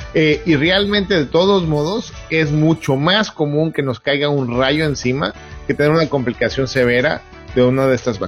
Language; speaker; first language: Spanish; native; Spanish